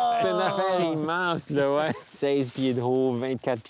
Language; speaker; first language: French; native; French